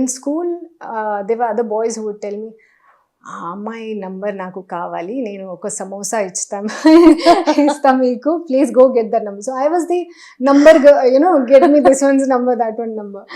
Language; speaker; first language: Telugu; non-native, learner; Hindi